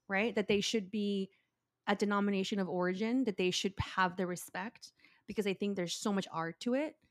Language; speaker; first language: English; early bilingual, other home language; Spanish